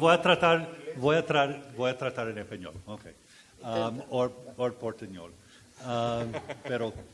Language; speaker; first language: Spanish; non-native, learner; English